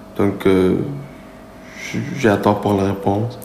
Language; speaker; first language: French; non-native, learner; Persian